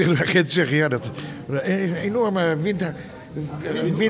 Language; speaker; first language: Dutch; native; Dutch